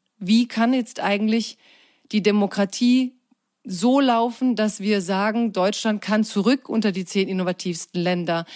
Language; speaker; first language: German; early bilingual, other home language; Croatian